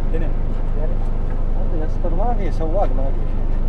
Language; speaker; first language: Arabic; non-native, learner; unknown